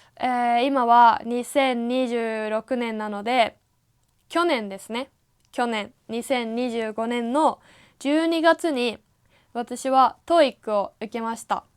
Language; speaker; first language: Japanese; native; Japanese